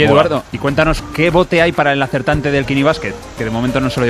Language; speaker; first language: Spanish; native; Spanish